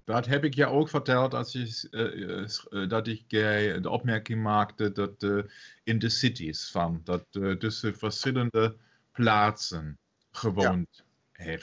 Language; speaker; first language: Dutch; non-native, fluent; German